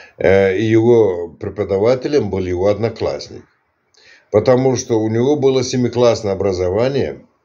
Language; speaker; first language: Russian; non-native, local second language; Turkmen